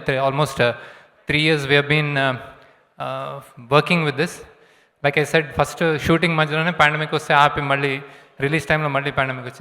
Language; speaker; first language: Telugu; native; Telugu